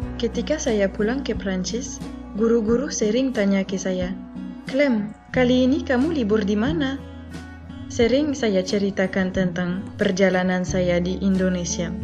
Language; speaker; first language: Indonesian; non-native, fluent; French